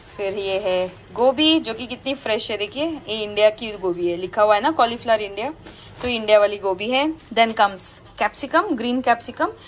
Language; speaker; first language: Hindi; non-native, local second language; Marathi